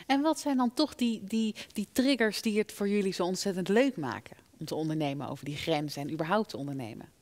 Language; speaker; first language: Dutch; native; Dutch